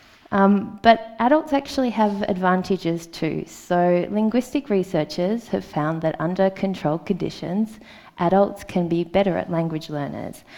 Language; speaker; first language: English; native; English